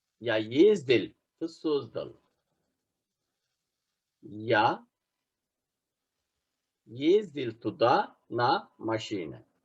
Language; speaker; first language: Russian; non-native, fluent; Turkish